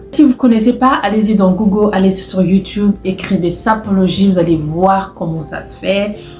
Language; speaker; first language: French; non-native, local second language; Lingala